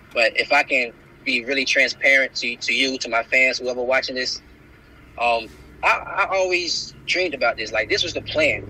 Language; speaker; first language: English; native; English